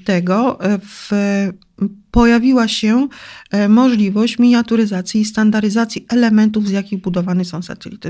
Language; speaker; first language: Polish; native; Polish